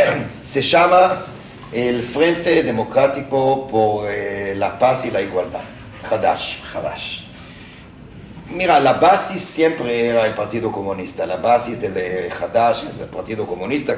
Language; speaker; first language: Spanish; non-native, fluent; Hebrew